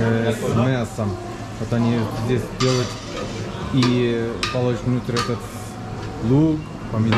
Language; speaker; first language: Russian; non-native, learner; Turkish